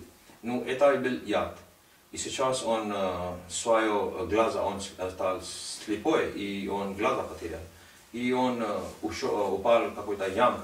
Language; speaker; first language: Russian; non-native, learner; Hindi